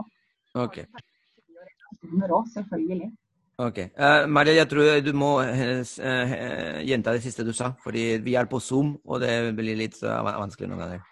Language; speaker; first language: Norwegian; non-native, fluent; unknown